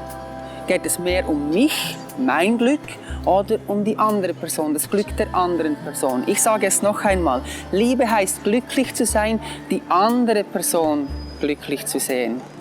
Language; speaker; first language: German; non-native, fluent; English